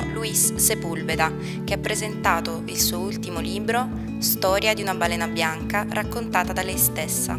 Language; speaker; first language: Italian; native; Italian